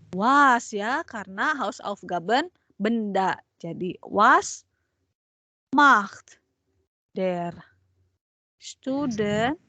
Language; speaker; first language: German; non-native, fluent; Indonesian